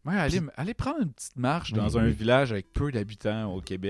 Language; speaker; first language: French; native; French